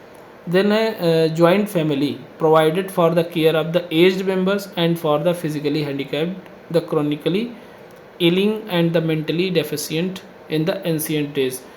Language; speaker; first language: Hindi; native; Hindi